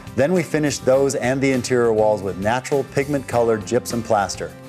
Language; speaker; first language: English; native; English